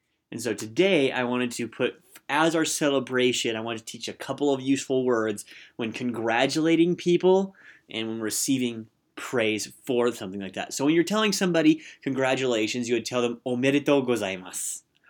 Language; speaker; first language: English; native; English